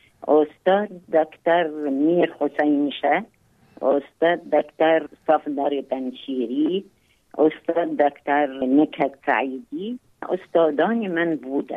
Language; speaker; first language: Persian; non-native, fluent; Arabic